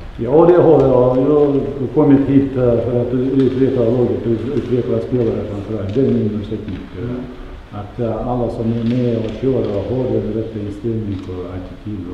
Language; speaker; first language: Swedish; non-native, fluent; Russian